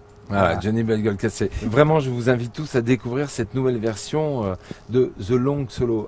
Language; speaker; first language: French; native; French